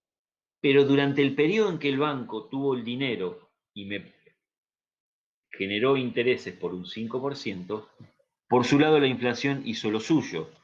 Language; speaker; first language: Spanish; native; Spanish